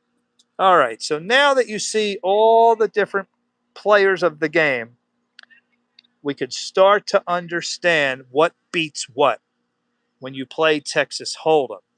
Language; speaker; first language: English; native; English